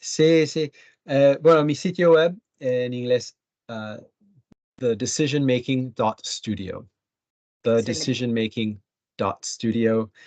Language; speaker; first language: Spanish; early bilingual, heritage; Spanish